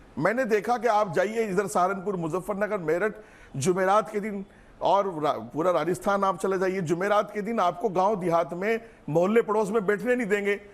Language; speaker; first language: Urdu; native; Urdu